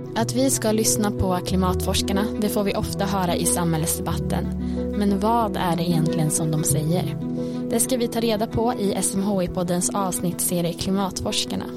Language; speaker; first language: Swedish; native; Swedish